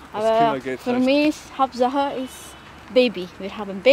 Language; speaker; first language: German; non-native, learner; Indonesian